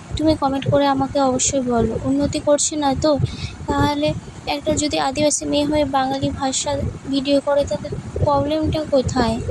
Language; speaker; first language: Bangla; non-native, local second language; Santali